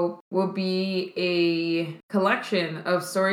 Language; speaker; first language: English; early bilingual, other home language; Spanish